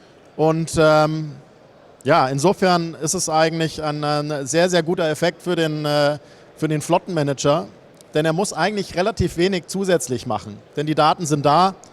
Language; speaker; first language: German; native; German